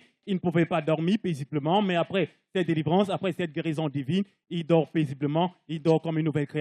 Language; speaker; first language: French; non-native, local second language; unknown